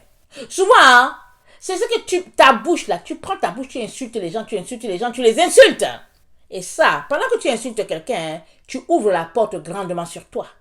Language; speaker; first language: French; native; French